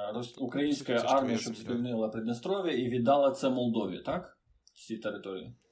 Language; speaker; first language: Ukrainian; non-native, fluent; Romanian